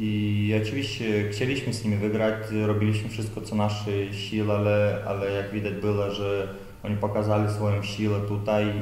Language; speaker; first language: Polish; non-native, fluent; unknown